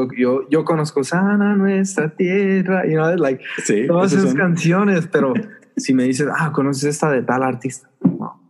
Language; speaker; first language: Spanish; early bilingual, heritage; Spanish